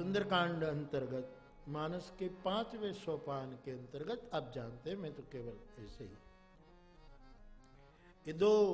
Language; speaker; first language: Hindi; non-native, local second language; Gujarati